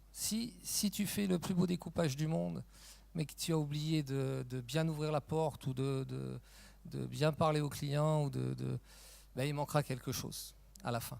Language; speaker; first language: French; native; French